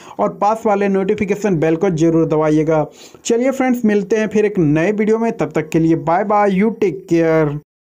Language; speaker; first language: Hindi; native; Hindi